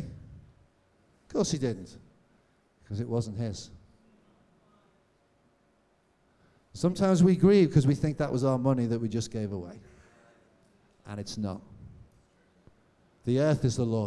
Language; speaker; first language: English; native; English